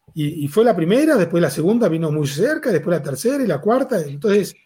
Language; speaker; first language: Spanish; native; Spanish